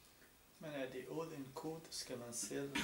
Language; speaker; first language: Danish; non-native, learner; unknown